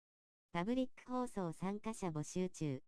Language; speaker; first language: Japanese; native; Japanese